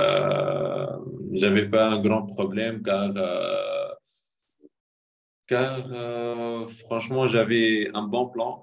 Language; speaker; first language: French; non-native, fluent; Arabic